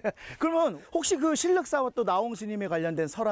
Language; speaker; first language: Korean; native; Korean